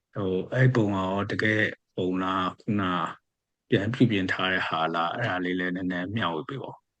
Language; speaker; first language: Burmese; native; Burmese